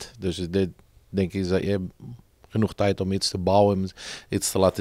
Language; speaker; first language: Dutch; non-native, fluent; Greek